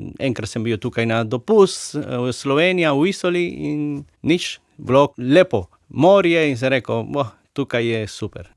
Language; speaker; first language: Slovenian; non-native, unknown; Spanish